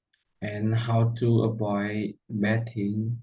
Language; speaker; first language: English; non-native, learner; Vietnamese